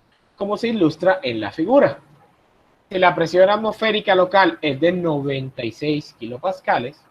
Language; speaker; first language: Spanish; native; Spanish